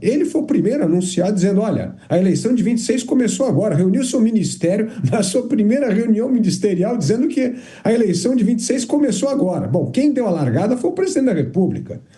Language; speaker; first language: Portuguese; native; Portuguese